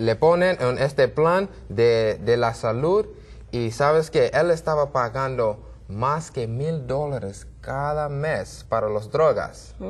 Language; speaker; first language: Spanish; non-native, learner; English